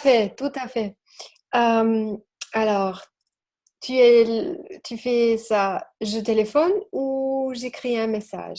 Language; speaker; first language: French; non-native, learner; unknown